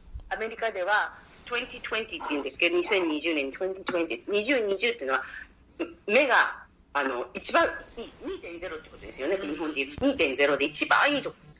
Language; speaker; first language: Japanese; native; Japanese